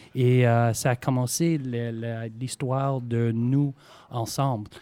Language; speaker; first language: French; native; French